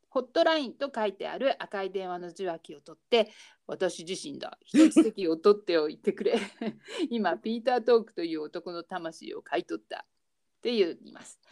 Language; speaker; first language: Japanese; native; Japanese